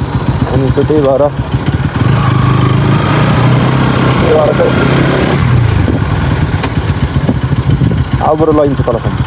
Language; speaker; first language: Nepali; native; Nepali